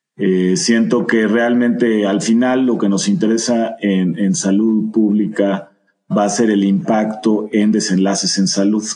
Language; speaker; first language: Spanish; native; Spanish